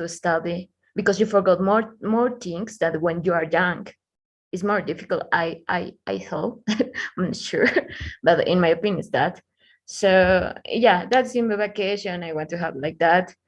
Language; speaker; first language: English; non-native, learner; Spanish